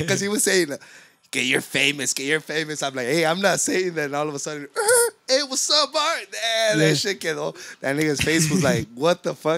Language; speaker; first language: English; early bilingual, other home language; Spanish